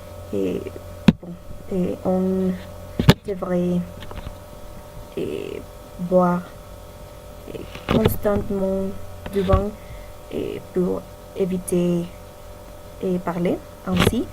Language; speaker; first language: French; non-native, learner; Spanish